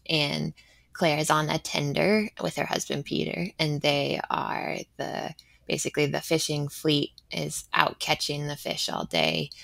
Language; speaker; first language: English; native; English